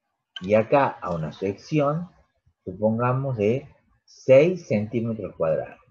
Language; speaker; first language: Spanish; native; Spanish